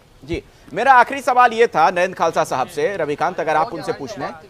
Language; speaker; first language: Hindi; native; Hindi